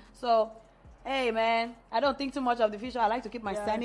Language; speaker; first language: English; non-native, local second language; Yoruba